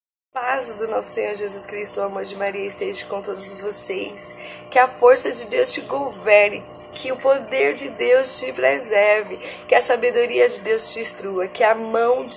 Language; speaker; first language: Portuguese; native; Portuguese